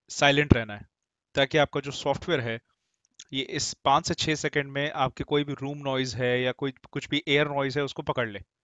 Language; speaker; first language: Hindi; native; Hindi